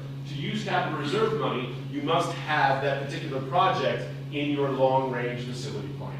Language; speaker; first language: English; native; English